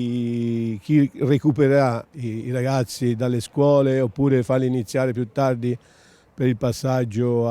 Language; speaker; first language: Italian; native; Italian